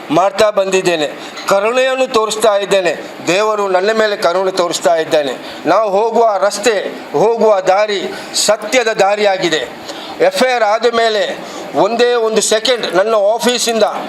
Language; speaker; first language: Kannada; non-native, local second language; Badaga